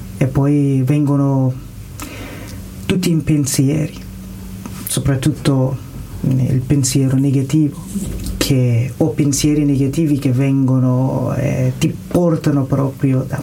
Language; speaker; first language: Italian; non-native, learner; Persian